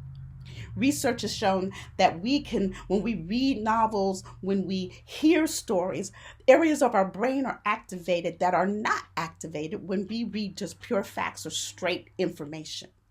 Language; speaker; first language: English; native; English